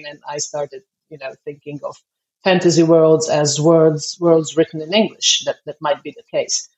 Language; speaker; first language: English; non-native, fluent; Croatian